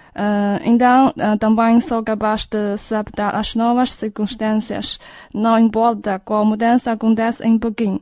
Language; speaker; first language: Portuguese; non-native, learner; Chinese